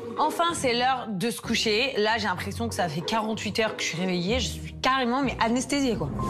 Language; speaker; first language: French; native; French